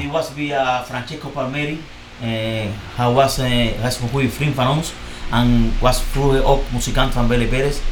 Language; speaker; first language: Dutch; non-native, learner; Spanish